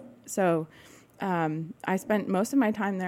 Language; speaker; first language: English; native; English